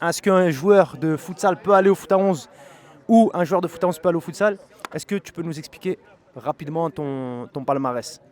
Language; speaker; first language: French; native; French